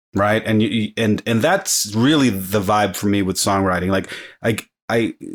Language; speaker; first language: English; early bilingual, other home language; Spanish